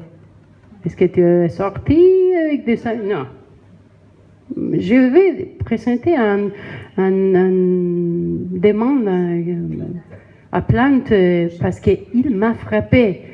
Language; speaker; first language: French; non-native, learner; Spanish